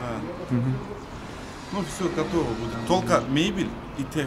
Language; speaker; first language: Russian; non-native, learner; Turkish